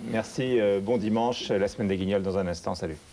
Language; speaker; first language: French; native; French